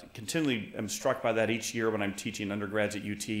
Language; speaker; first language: English; native; English